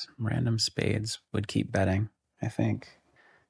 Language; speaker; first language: English; native; English